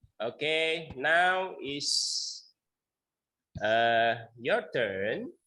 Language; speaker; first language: English; non-native, learner; Indonesian